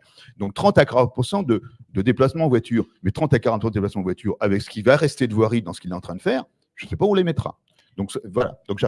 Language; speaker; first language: French; native; French